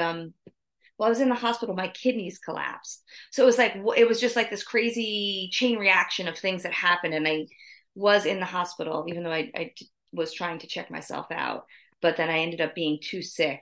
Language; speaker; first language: English; native; English